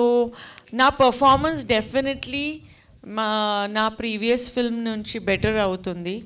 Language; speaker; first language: Telugu; non-native, learner; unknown